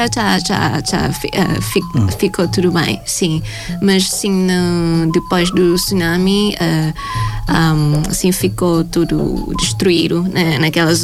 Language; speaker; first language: Portuguese; non-native, fluent; Thai